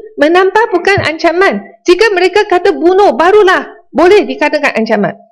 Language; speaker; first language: Malay; non-native, local second language; Chinese